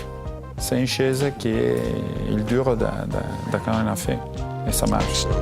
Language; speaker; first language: French; non-native, fluent; Italian